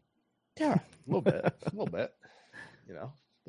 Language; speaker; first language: English; native; English